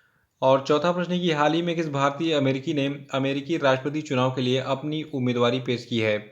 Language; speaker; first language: Hindi; native; Hindi